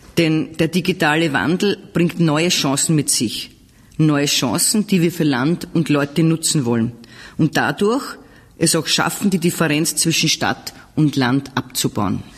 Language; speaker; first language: German; native; German